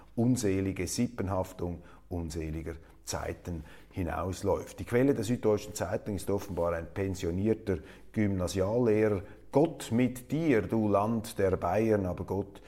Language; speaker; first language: German; native; German